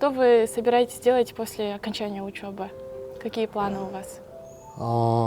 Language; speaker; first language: Russian; non-native, local second language; Kyrgyz